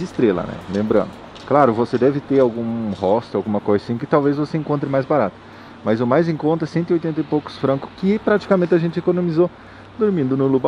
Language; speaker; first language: Portuguese; native; Portuguese